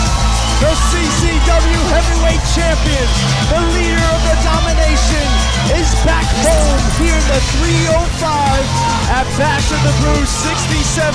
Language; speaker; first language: English; native; English